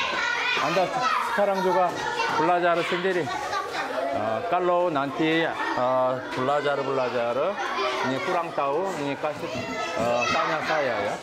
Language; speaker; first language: Indonesian; non-native, learner; Korean